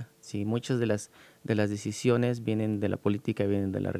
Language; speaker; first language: Spanish; native; Spanish